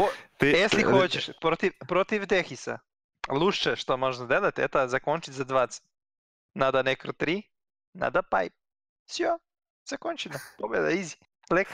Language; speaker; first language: Russian; non-native, learner; Serbian